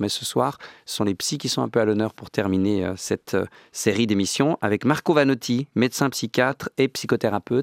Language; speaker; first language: French; native; French